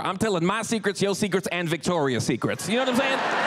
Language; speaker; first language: English; native; English